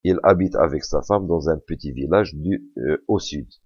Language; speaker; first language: French; non-native, local second language; Arabic